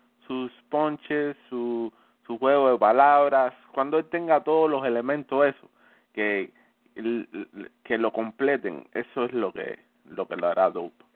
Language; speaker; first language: Spanish; early bilingual, heritage; Spanish